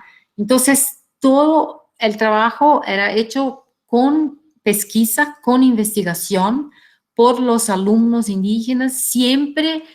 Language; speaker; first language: Spanish; non-native, fluent; Portuguese